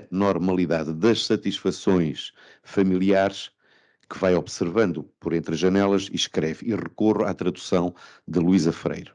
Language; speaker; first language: Portuguese; native; Portuguese